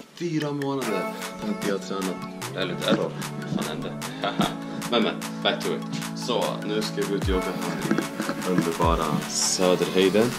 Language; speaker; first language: Swedish; native; Swedish